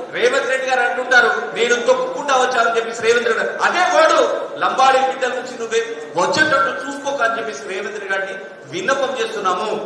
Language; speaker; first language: Telugu; non-native, local second language; Lambadi